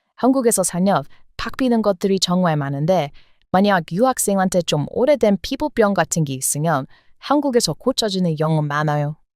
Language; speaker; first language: Korean; non-native, fluent; English